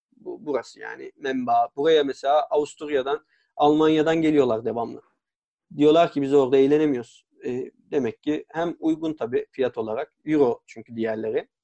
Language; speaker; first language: Turkish; native; Turkish